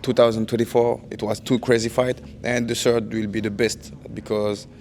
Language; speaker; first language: English; non-native, learner; French